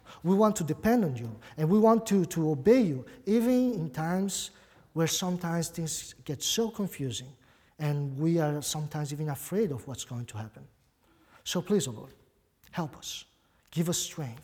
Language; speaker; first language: English; non-native, fluent; Portuguese